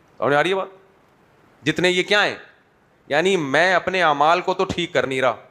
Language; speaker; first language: Urdu; native; Urdu